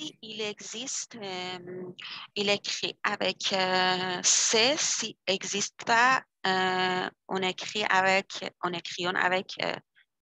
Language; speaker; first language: French; non-native, learner; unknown